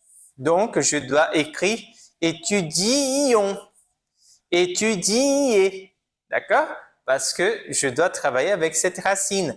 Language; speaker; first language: French; non-native, fluent; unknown